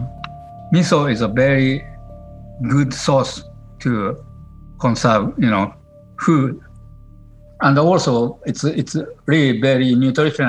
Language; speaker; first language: English; non-native, learner; Japanese